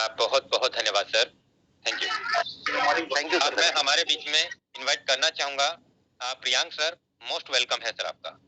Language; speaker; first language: Hindi; native; Hindi